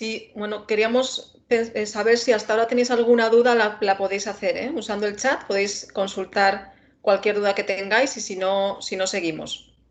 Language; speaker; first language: Spanish; native; Spanish